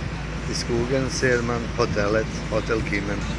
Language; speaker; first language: Swedish; non-native, fluent; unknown